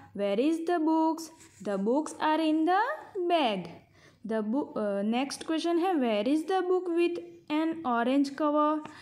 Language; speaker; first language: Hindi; non-native, local second language; Gujarati